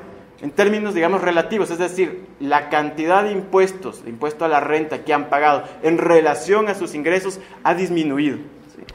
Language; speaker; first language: Spanish; native; Spanish